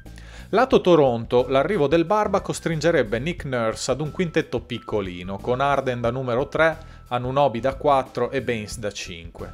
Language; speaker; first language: Italian; native; Italian